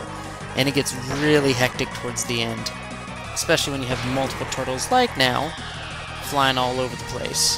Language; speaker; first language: English; native; English